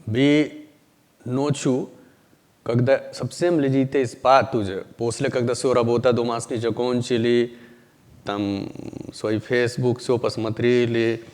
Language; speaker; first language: Russian; non-native, learner; Hindi